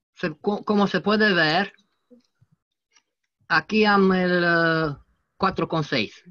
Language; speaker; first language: Spanish; non-native, learner; French